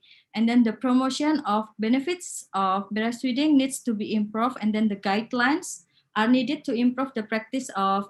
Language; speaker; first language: English; non-native, fluent; Indonesian